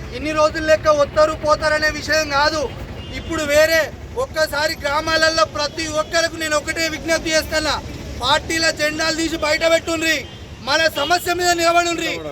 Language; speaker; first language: Telugu; native; Telugu